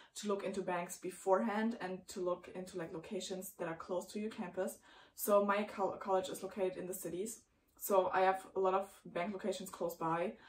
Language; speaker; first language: English; non-native, fluent; German